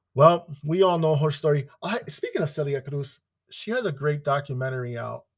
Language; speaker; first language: English; early bilingual, other home language; Spanish